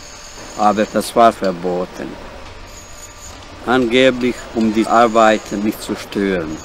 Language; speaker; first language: German; non-native, fluent; Bosnian